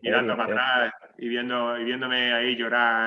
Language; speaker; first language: Spanish; native; Spanish